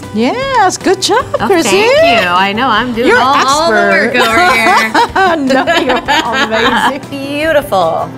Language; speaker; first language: English; non-native, learner; Korean